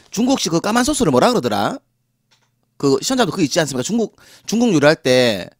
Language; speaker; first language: Korean; native; Korean